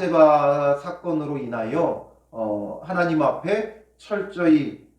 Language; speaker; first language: Korean; native; Korean